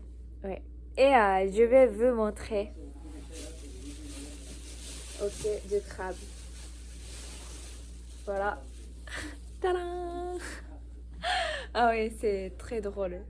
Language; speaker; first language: French; non-native, learner; Japanese